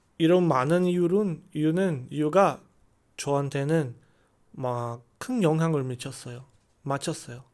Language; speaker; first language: Korean; non-native, learner; Chinese